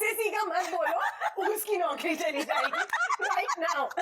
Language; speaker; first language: Hindi; native; Hindi